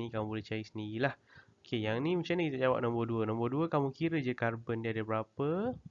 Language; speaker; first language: Malay; native; Malay